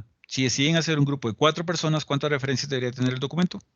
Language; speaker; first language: Spanish; native; Spanish